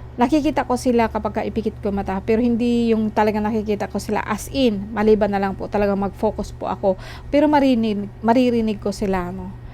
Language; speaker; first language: Filipino; non-native, local second language; Cebuano